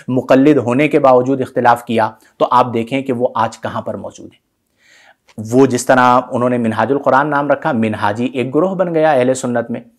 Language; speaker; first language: Urdu; native; Urdu